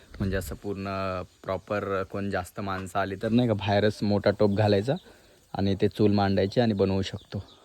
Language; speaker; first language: Marathi; native; Marathi